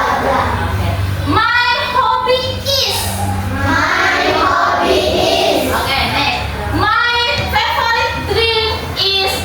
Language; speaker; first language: English; non-native, learner; Indonesian